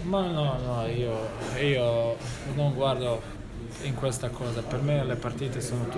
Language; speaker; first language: Italian; non-native, fluent; Bosnian